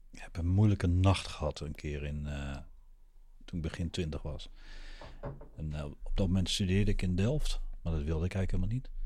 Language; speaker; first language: Dutch; native; Dutch